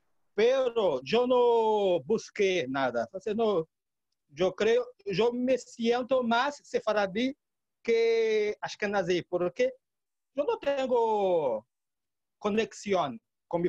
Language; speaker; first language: Spanish; non-native, learner; Portuguese